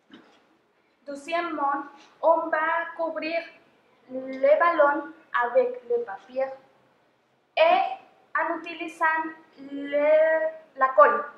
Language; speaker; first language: French; non-native, fluent; Spanish